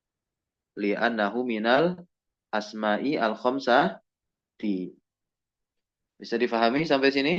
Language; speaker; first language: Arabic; non-native, fluent; Indonesian